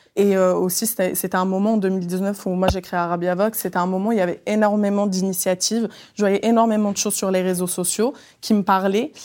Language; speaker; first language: French; early bilingual, other home language; Arabic